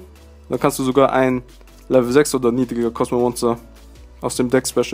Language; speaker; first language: German; native; German